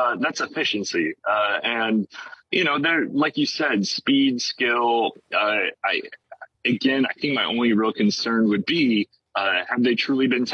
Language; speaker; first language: English; native; English